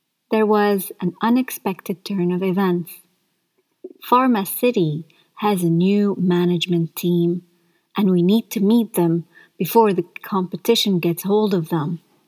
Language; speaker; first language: English; non-native, fluent; Arabic